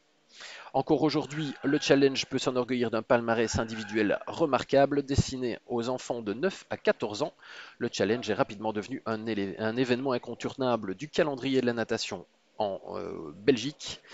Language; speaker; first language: French; native; French